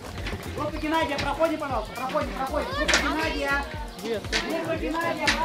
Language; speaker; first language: Russian; native; Russian